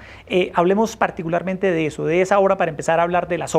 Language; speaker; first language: Spanish; native; Spanish